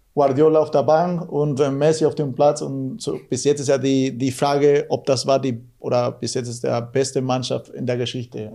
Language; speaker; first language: German; non-native, fluent; Guarani